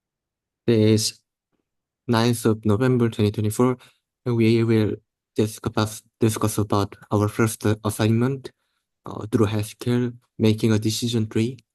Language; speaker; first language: English; non-native, learner; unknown